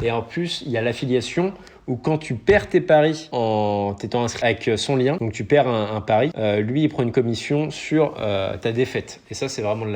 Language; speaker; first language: French; native; French